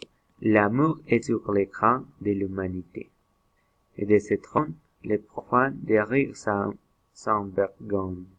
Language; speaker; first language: French; non-native, learner; Spanish